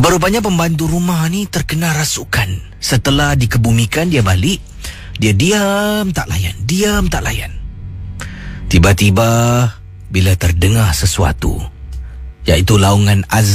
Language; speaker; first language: Malay; native; Malay